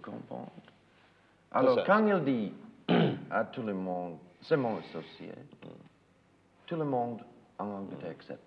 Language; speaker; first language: French; non-native, learner; English